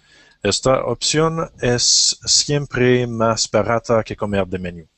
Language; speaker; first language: Spanish; non-native, learner; English